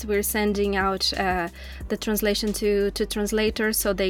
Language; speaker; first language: English; non-native, fluent; Portuguese